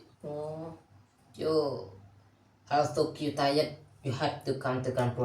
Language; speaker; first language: English; non-native, learner; Indonesian